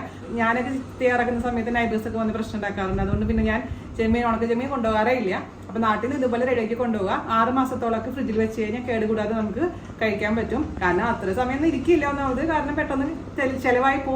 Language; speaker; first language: Malayalam; native; Malayalam